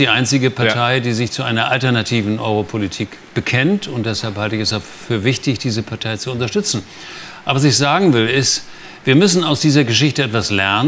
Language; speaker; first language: German; native; German